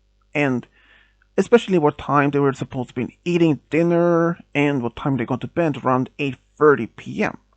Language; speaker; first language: English; non-native, fluent; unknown